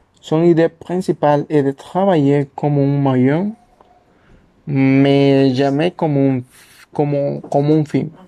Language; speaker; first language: French; non-native, learner; Spanish